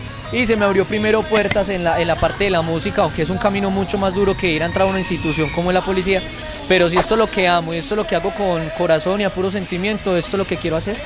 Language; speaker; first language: Spanish; native; Spanish